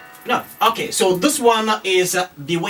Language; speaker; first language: English; native; English